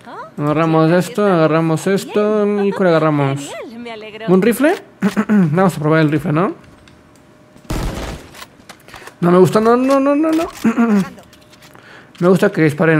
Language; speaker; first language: Spanish; native; Spanish